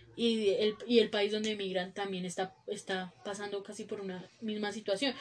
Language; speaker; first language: Spanish; native; Spanish